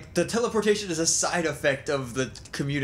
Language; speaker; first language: English; native; English